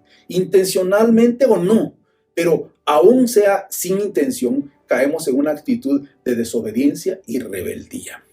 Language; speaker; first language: Spanish; native; Spanish